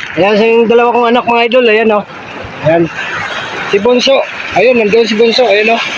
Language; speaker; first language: Filipino; non-native, local second language; Cebuano